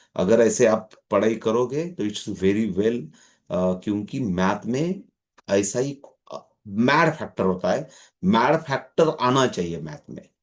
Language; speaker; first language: Hindi; non-native, local second language; Marathi